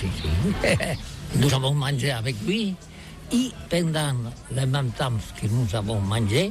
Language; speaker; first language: French; non-native, learner; Catalan